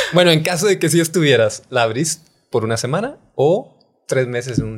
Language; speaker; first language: Spanish; native; Spanish